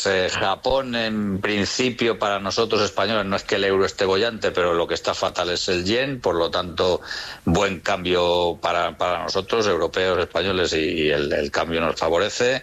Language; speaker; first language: Spanish; native; Spanish